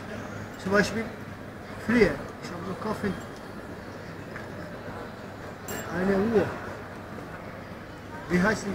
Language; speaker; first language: German; non-native, learner; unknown